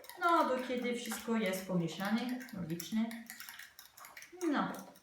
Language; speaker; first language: Polish; non-native, learner; French